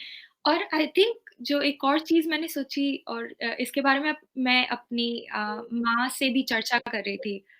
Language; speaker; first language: Hindi; native; Hindi